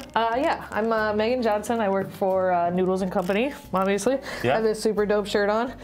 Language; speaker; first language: English; native; English